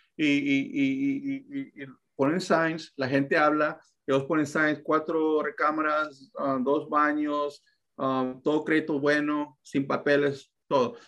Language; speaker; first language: Spanish; early bilingual, heritage; Spanish